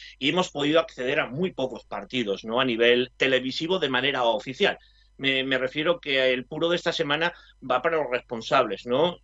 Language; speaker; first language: Spanish; native; Spanish